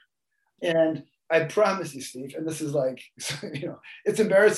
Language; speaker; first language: English; native; English